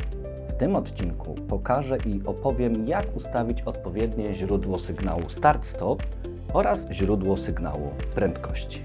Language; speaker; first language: Polish; native; Polish